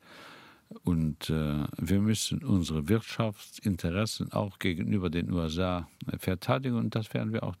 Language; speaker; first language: German; non-native, local second language; Luxembourgish